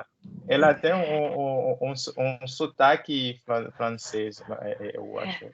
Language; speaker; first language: Portuguese; non-native, learner; Haitian Creole